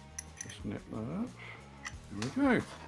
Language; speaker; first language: English; native; English